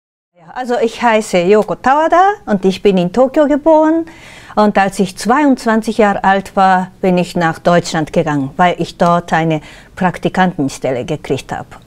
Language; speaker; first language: German; non-native, fluent; Japanese